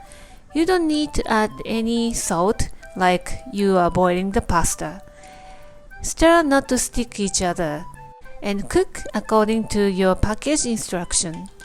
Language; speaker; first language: English; non-native, fluent; Japanese